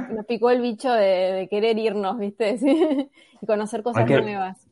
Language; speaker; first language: Spanish; native; Spanish